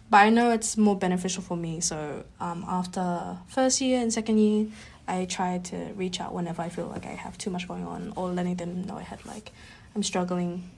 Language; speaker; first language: English; native; English